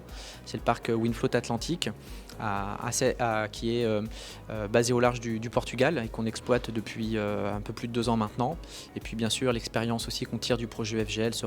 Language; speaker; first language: French; native; French